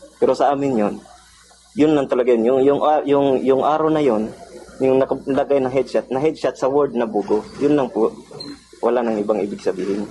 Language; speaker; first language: Filipino; non-native, local second language; Cebuano